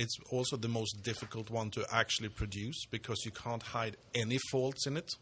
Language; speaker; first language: English; non-native, fluent; Swedish